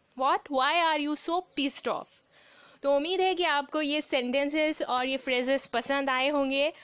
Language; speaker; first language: Hindi; native; Hindi